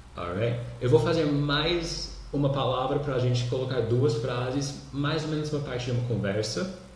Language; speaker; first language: Portuguese; non-native, fluent; English